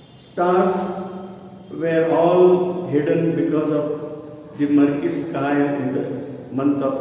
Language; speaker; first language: English; non-native, local second language; Kannada